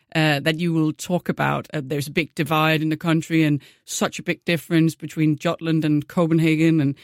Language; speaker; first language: English; non-native, fluent; Danish